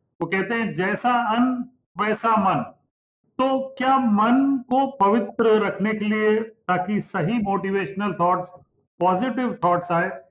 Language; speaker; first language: Hindi; non-native, local second language; Punjabi